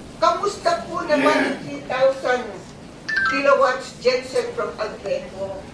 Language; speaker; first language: Filipino; native; Filipino